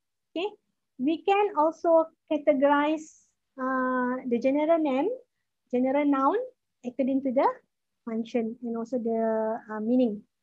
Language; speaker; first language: English; non-native, local second language; Malay